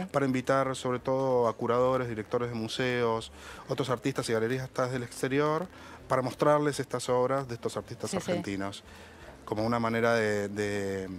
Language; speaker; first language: Spanish; native; Spanish